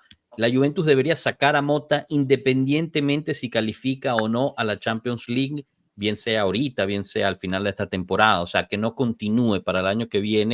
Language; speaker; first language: Spanish; native; Spanish